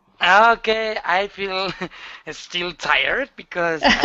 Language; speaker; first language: English; non-native, learner; Spanish